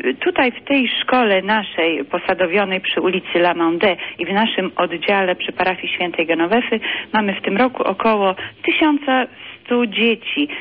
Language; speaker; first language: Polish; native; Polish